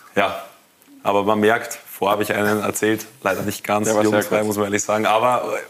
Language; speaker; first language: German; native; German